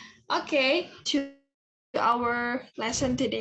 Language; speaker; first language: English; non-native, fluent; Indonesian